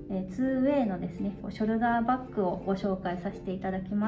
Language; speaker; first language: Japanese; native; Japanese